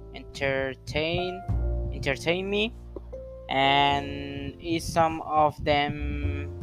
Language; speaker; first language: English; non-native, learner; Spanish